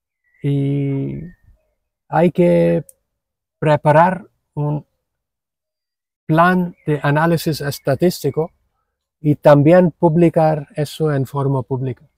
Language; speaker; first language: Spanish; non-native, fluent; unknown